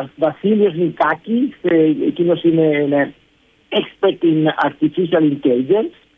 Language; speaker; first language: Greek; early bilingual, heritage; Spanish